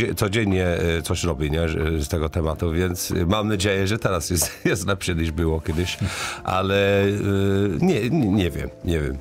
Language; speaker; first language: Polish; non-native, learner; English